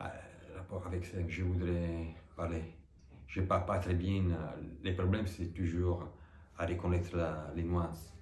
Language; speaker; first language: French; non-native, fluent; Italian